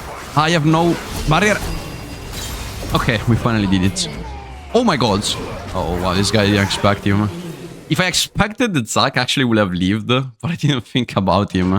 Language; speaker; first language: English; non-native, fluent; Italian